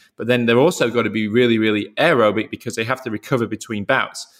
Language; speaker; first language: English; native; English